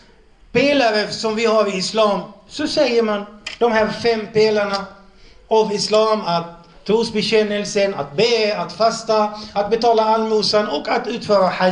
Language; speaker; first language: Swedish; non-native, local second language; Arabic